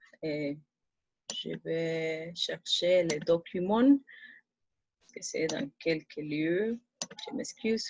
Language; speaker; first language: French; non-native, fluent; Spanish